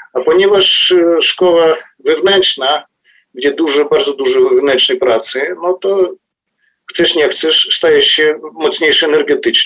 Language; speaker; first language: Polish; non-native, fluent; Ukrainian